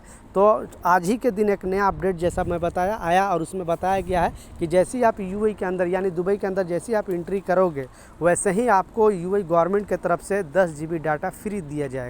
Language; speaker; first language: Hindi; native; Hindi